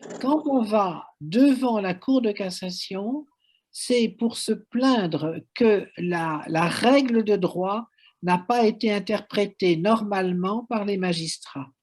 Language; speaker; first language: French; native; French